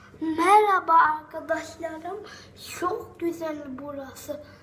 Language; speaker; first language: Turkish; non-native, learner; Dutch